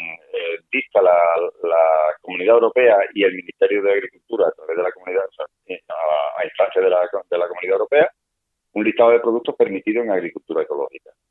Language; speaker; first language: Spanish; native; Spanish